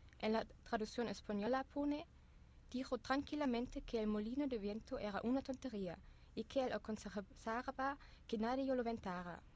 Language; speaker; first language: Spanish; non-native, fluent; German